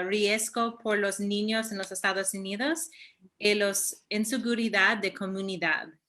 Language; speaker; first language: Spanish; early bilingual, heritage; Spanish